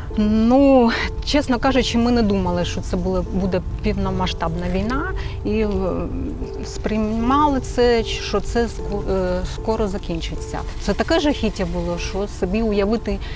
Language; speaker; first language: Ukrainian; non-native, local second language; Russian